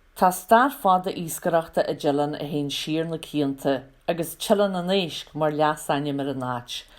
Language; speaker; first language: Irish; native; Irish